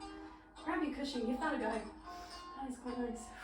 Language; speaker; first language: English; native; English